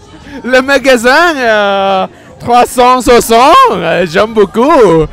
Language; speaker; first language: French; non-native, learner; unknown